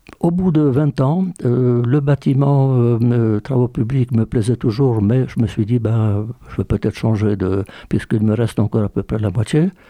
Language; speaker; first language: French; early bilingual, other home language; Polish